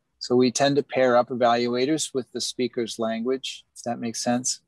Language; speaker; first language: English; native; English